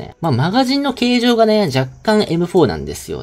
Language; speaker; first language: Japanese; native; Japanese